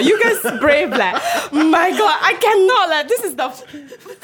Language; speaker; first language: English; non-native, local second language; Chinese